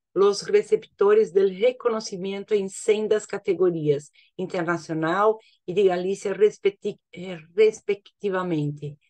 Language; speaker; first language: Spanish; non-native, learner; Portuguese